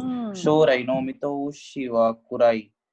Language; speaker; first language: Japanese; non-native, learner; Hindi